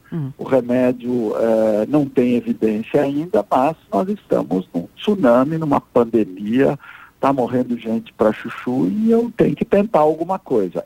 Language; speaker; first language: Portuguese; early bilingual, other home language; Italian